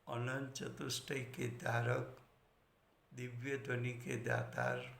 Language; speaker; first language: Hindi; non-native, local second language; Gujarati